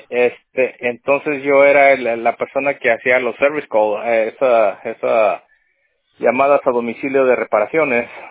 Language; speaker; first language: Spanish; native; Spanish